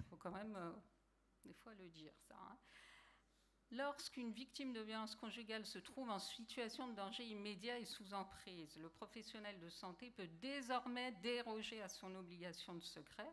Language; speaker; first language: French; native; French